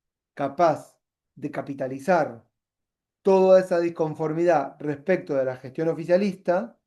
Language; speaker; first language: Spanish; native; Spanish